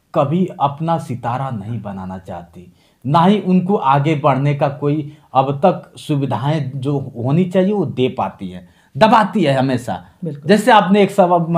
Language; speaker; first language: Hindi; native; Hindi